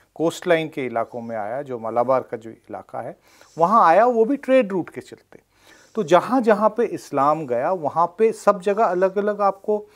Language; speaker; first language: Hindi; non-native, local second language; Bangla